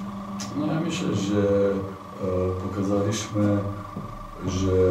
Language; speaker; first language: Polish; non-native, fluent; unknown